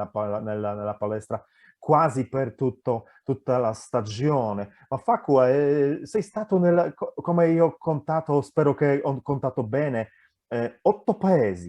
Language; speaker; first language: Italian; non-native, fluent; Polish